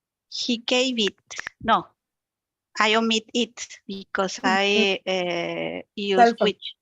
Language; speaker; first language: English; non-native, learner; Spanish